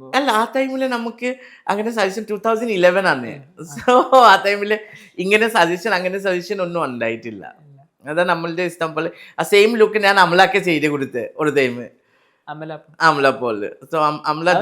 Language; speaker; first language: Malayalam; non-native, learner; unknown